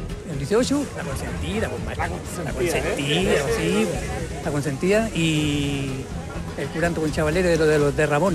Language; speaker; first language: Spanish; native; Spanish